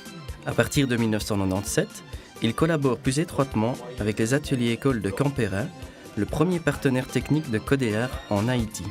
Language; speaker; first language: French; native; French